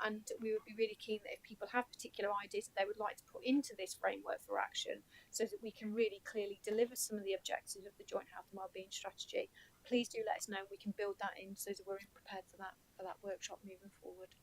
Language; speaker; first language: English; native; English